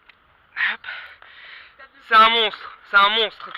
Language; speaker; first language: French; native; French